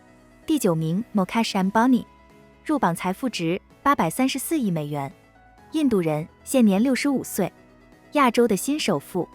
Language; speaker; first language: Chinese; native; Chinese